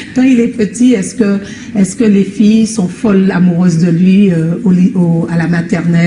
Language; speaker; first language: French; native; French